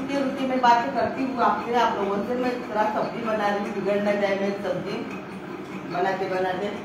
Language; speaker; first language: Hindi; non-native, local second language; Marathi